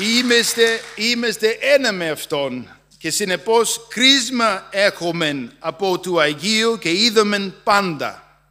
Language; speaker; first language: Greek; non-native, fluent; English